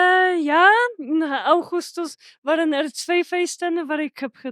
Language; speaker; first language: Dutch; non-native, learner; Polish